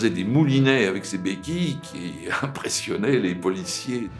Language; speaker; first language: French; native; French